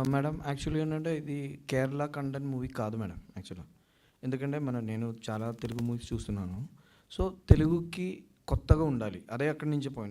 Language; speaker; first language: Telugu; non-native, learner; Malayalam